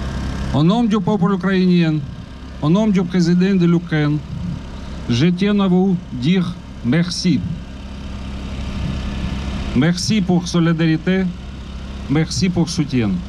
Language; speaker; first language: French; non-native, learner; Ukrainian